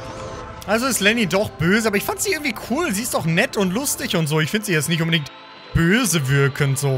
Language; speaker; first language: German; native; German